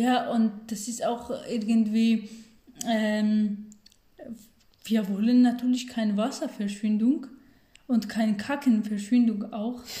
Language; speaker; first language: German; non-native, learner; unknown